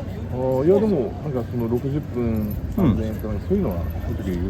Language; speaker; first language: Japanese; native; Japanese